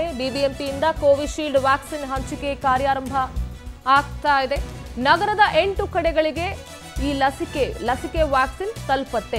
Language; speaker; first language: Kannada; native; Kannada